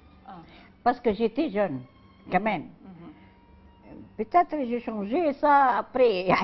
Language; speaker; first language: French; non-native, learner; Arabic